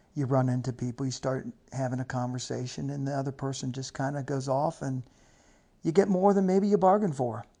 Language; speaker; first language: English; native; English